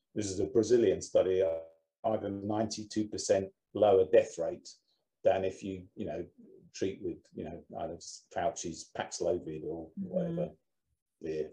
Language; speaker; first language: English; native; English